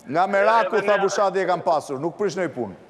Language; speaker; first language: Albanian; native; Albanian